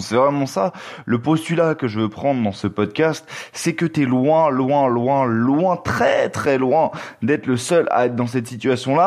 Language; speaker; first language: French; native; French